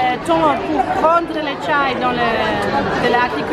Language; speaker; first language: French; non-native, learner; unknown